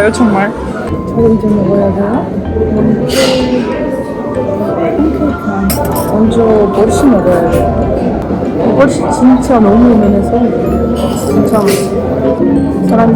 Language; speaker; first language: Korean; non-native, learner; Ukrainian